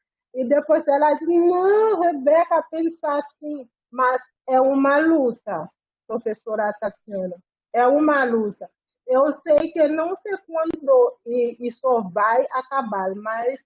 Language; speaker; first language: Portuguese; non-native, fluent; Haitian Creole